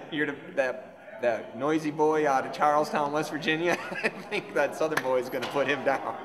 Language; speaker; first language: English; native; English